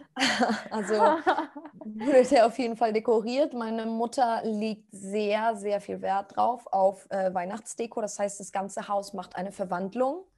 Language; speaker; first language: German; non-native, fluent; Spanish